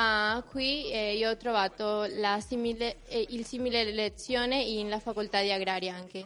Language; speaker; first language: Italian; non-native, learner; Spanish